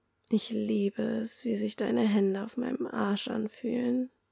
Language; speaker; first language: German; early bilingual, other home language; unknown